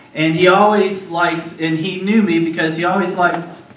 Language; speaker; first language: English; native; English